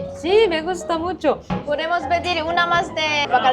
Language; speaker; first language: Spanish; non-native, learner; Korean